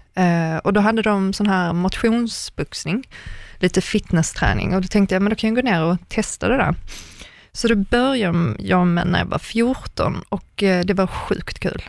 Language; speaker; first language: Swedish; native; Swedish